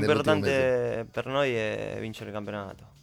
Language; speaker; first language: Italian; non-native, learner; Spanish